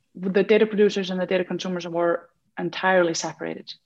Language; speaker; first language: English; non-native, fluent; Icelandic